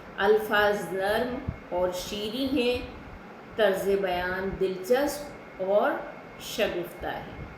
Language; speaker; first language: Urdu; native; Urdu